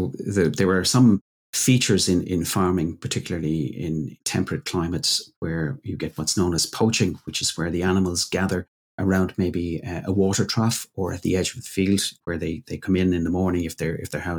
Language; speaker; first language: English; native; English